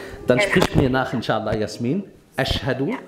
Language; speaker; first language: German; native; German